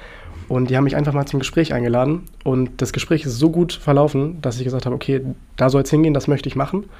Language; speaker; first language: German; native; German